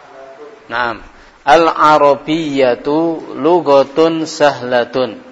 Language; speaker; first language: Arabic; non-native, fluent; Indonesian